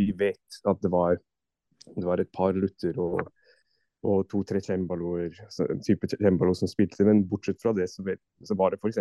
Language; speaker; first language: Norwegian; non-native, fluent; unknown